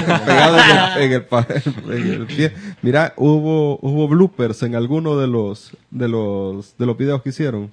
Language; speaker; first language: Spanish; native; Spanish